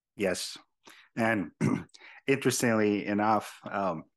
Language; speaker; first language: English; non-native, fluent; Spanish